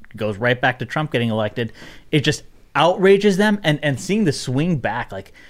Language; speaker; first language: English; native; English